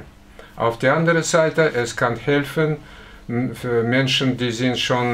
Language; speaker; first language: German; non-native, fluent; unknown